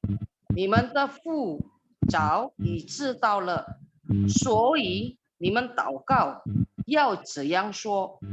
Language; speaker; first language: Chinese; non-native, learner; Indonesian